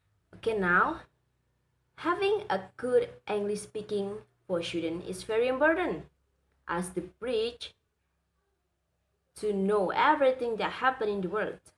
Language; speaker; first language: English; non-native, learner; Indonesian